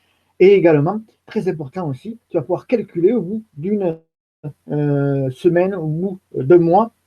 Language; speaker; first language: French; native; French